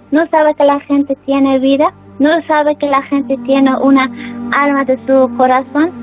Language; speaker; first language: Spanish; non-native, learner; Persian